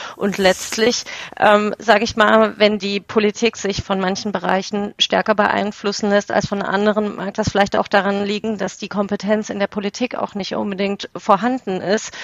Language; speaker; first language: German; native; German